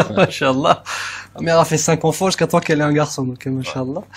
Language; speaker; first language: French; native; French